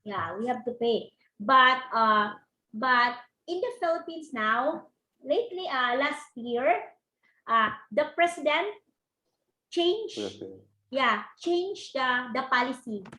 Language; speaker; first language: English; non-native, local second language; Cebuano